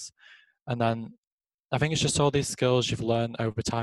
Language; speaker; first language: English; native; English